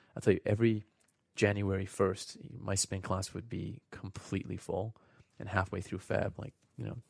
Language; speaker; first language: English; native; English